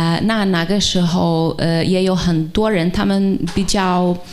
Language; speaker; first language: Chinese; non-native, fluent; Portuguese